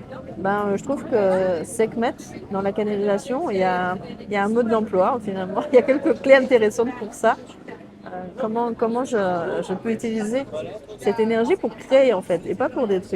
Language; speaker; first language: French; native; French